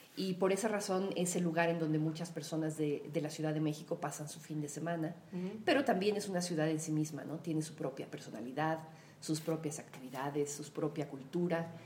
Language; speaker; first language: Spanish; native; Spanish